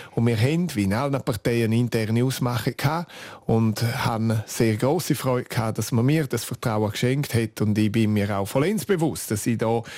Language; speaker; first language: German; non-native, fluent; Romansh